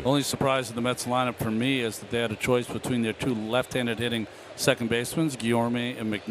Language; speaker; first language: English; native; English